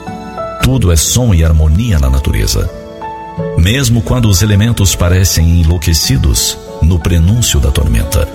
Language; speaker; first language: Portuguese; native; Portuguese